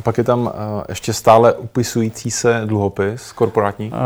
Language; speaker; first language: Czech; native; Czech